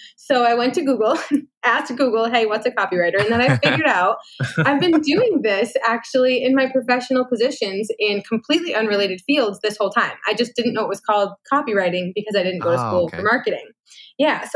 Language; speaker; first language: English; native; English